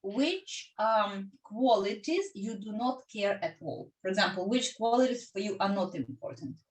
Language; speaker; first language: English; non-native, fluent; Ukrainian